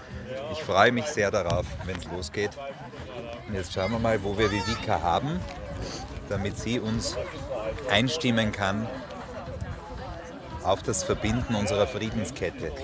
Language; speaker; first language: German; native; German